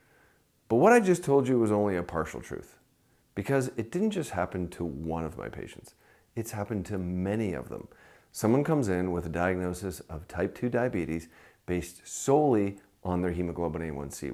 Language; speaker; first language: English; native; English